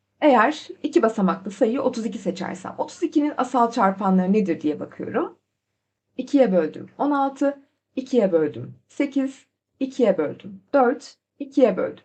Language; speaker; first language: Turkish; native; Turkish